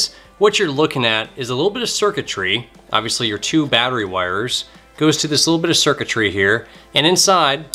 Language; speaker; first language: English; native; English